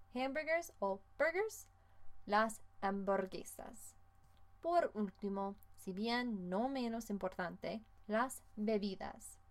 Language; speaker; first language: Spanish; non-native, fluent; English